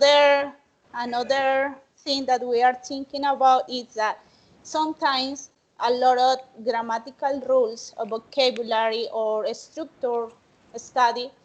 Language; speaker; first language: English; non-native, learner; Spanish